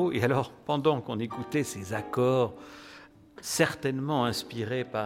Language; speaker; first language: French; native; French